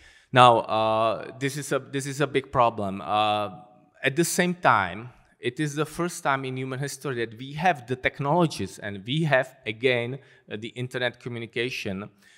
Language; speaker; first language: English; non-native, fluent; Czech